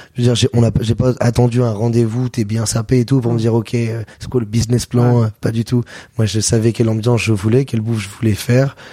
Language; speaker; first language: French; native; French